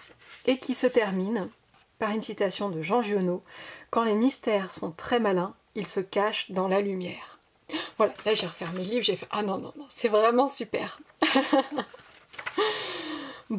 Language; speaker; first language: French; native; French